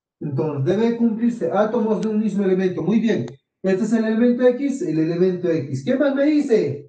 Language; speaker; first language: Spanish; native; Spanish